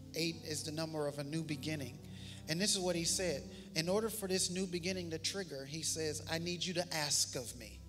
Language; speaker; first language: English; native; English